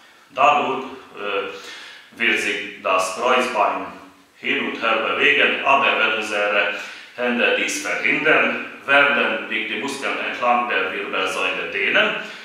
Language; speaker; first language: German; non-native, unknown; Hungarian